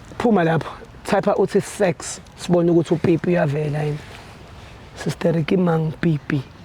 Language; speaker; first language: Zulu; native; Zulu